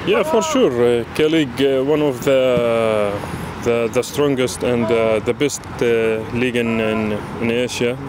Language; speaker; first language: English; non-native, learner; Arabic